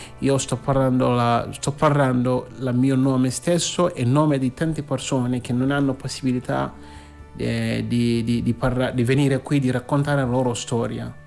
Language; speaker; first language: Italian; non-native, learner; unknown